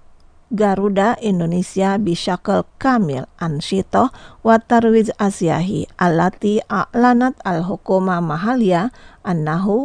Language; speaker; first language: Arabic; non-native, fluent; Indonesian